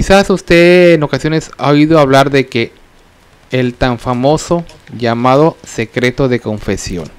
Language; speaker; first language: Spanish; native; Spanish